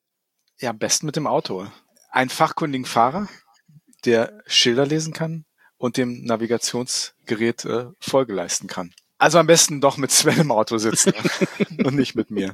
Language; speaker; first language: German; native; German